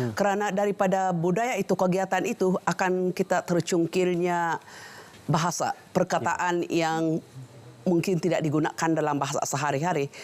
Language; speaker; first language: Malay; non-native, local second language; Central Dusun